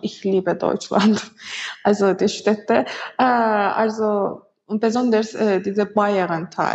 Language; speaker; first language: German; non-native, learner; Azerbaijani